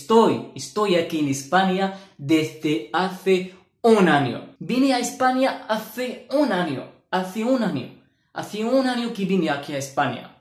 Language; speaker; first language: Spanish; non-native, fluent; Arabic